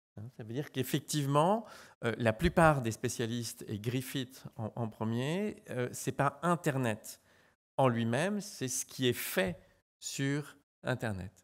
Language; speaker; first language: French; native; French